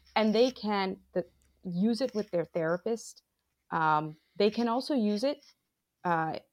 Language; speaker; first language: English; non-native, local second language; Bangla